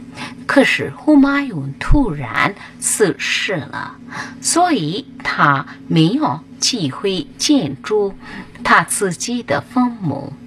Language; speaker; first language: Chinese; non-native, fluent; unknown